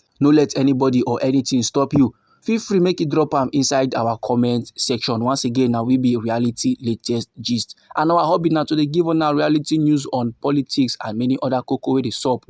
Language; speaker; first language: Nigerian Pidgin; native; Nigerian Pidgin